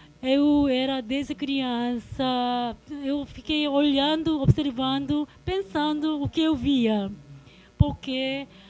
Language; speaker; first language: Portuguese; non-native, fluent; Korean